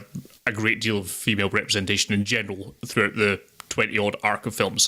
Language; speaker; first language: English; native; English